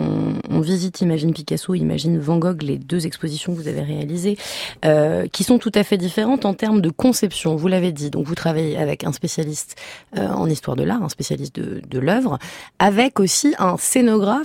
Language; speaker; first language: French; native; French